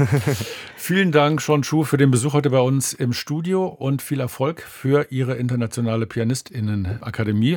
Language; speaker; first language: German; native; German